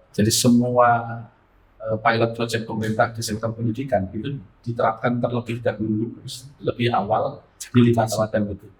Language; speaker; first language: Indonesian; native; Indonesian